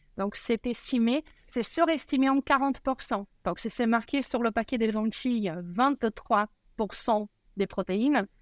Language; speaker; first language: French; non-native, fluent; Portuguese